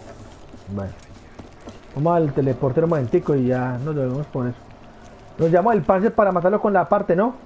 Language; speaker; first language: Spanish; native; Spanish